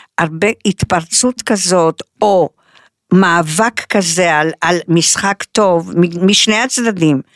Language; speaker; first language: Hebrew; non-native, fluent; Spanish